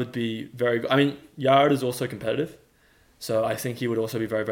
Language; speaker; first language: English; native; English